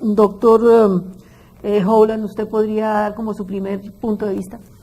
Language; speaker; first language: Spanish; native; Spanish